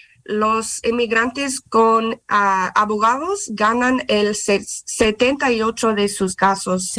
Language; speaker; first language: Spanish; non-native, fluent; English